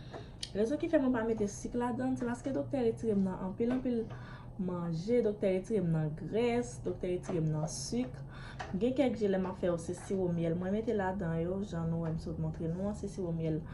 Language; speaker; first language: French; non-native, learner; Haitian Creole